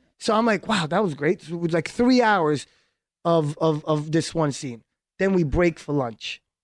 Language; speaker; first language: English; early bilingual, other home language; Hebrew